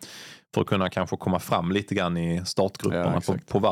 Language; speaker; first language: Swedish; native; Swedish